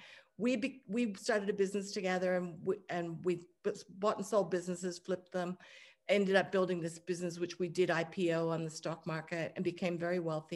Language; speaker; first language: English; native; English